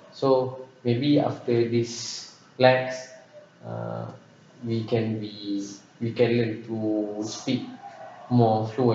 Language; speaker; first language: English; non-native, local second language; Malay